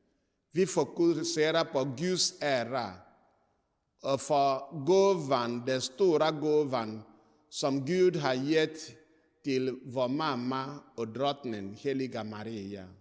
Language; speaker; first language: Swedish; non-native, fluent; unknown